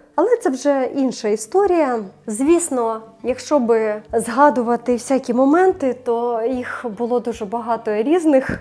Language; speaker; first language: Ukrainian; non-native, local second language; Russian